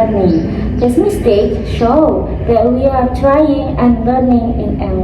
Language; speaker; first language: English; non-native, learner; Indonesian